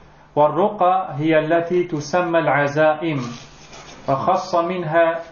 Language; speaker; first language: Arabic; non-native, fluent; French